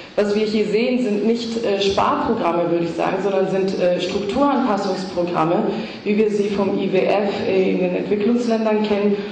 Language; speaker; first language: German; non-native, fluent; Greek